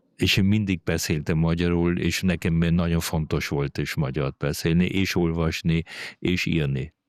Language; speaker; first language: Hungarian; early bilingual, heritage; Hungarian